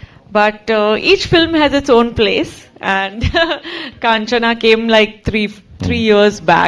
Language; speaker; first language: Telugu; non-native, learner; Hindi